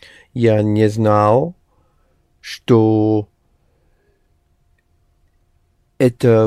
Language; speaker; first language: Russian; non-native, learner; English